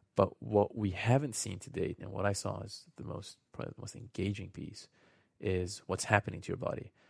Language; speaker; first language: English; native; English